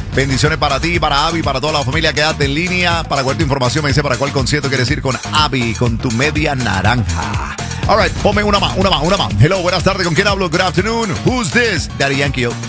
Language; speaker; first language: Spanish; early bilingual, heritage; Spanish